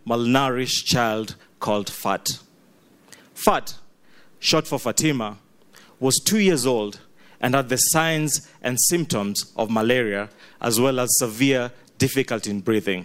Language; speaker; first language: English; non-native, local second language; Ganda